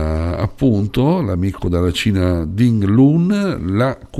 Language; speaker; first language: Italian; native; Italian